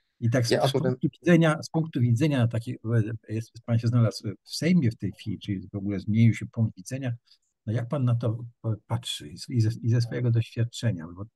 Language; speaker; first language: Polish; native; Polish